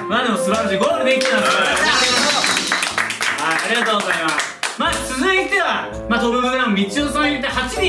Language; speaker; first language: Japanese; native; Japanese